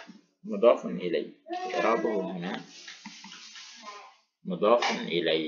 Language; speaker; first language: Arabic; non-native, fluent; Indonesian